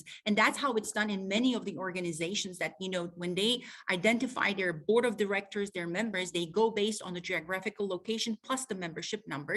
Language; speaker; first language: English; non-native, fluent; Turkish